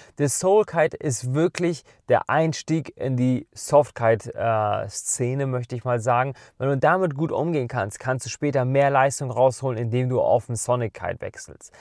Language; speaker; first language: German; native; German